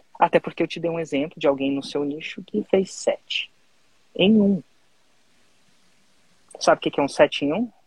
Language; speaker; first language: Portuguese; native; Portuguese